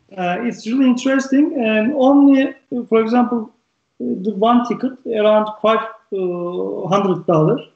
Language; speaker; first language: English; non-native, learner; Turkish